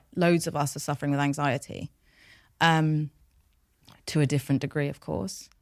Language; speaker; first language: English; non-native, local second language; Persian